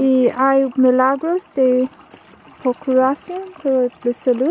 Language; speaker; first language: Spanish; non-native, learner; English